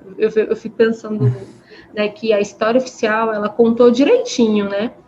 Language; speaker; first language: Portuguese; native; Portuguese